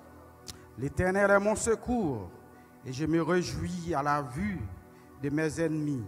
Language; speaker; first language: French; non-native, local second language; Haitian Creole